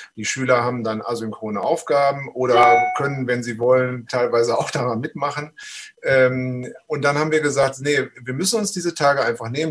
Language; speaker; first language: German; native; German